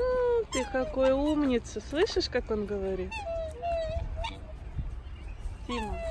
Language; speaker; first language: Russian; native; Russian